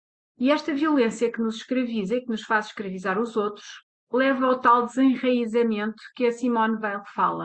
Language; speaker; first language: Portuguese; native; Portuguese